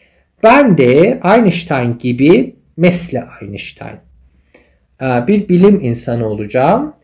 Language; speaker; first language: Turkish; non-native, fluent; Persian